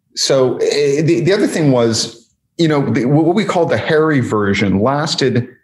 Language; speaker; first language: English; native; English